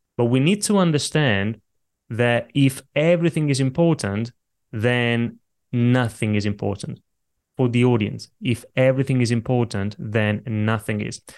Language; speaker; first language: English; non-native, fluent; Italian